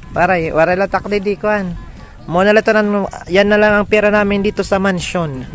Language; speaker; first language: Filipino; non-native, local second language; Waray